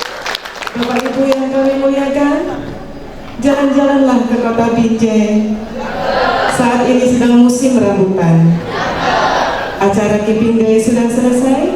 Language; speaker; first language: Indonesian; native; Indonesian